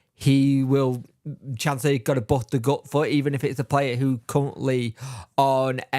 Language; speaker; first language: English; native; English